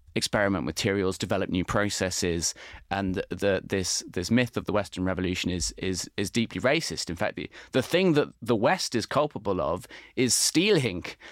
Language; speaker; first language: English; native; English